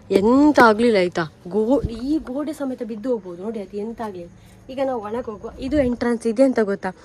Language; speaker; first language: Kannada; non-native, local second language; Tulu